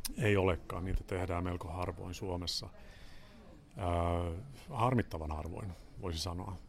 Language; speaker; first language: Finnish; non-native, local second language; Swedish